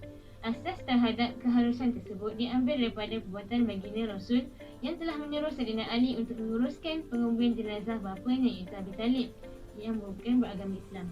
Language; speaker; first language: Malay; native; Malay